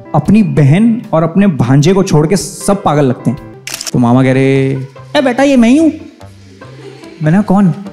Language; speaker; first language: Hindi; native; Hindi